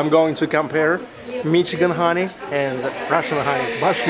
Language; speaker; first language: English; non-native, fluent; Russian